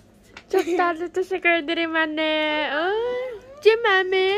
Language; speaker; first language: Turkish; non-native, learner; Filipino